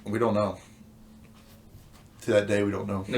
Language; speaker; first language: English; native; English